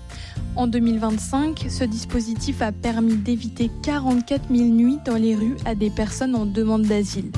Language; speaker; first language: French; native; French